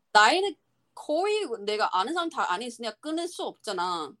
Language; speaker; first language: Korean; non-native, fluent; Chinese